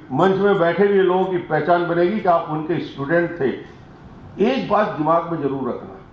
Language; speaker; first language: Hindi; native; Hindi